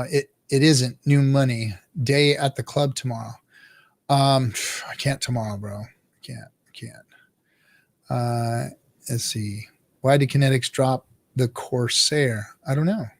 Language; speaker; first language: English; native; English